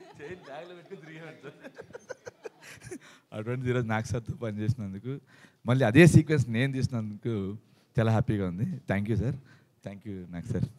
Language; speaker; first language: Telugu; native; Telugu